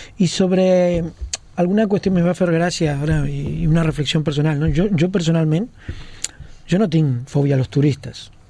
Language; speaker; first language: Catalan; non-native, local second language; Spanish